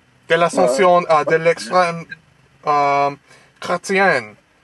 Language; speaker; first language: French; non-native, learner; English